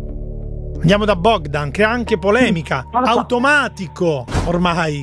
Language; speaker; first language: Italian; native; Italian